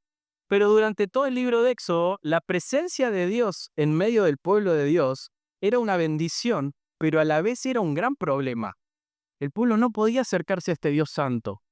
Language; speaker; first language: Spanish; native; Spanish